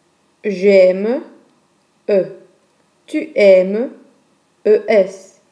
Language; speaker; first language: French; non-native, fluent; Dutch